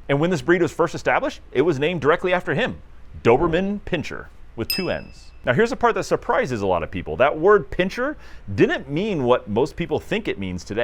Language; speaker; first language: English; native; English